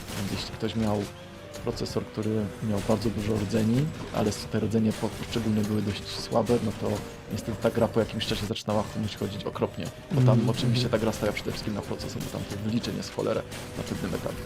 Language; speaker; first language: Polish; native; Polish